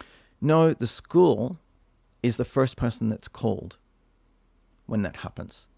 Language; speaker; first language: English; native; English